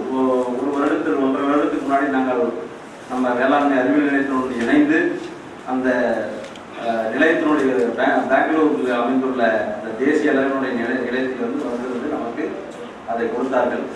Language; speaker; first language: Tamil; native; Tamil